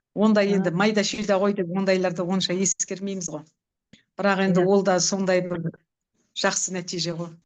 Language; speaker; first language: Kazakh; native; Kazakh